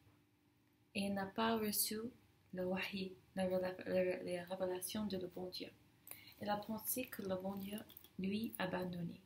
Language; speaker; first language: French; non-native, fluent; English